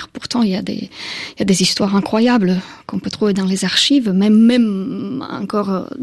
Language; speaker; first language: French; non-native, fluent; Slovak